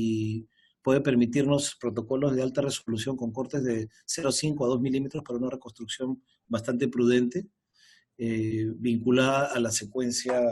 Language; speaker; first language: Spanish; native; Spanish